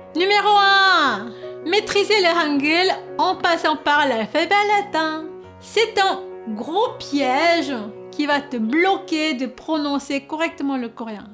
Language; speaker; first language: French; non-native, fluent; Korean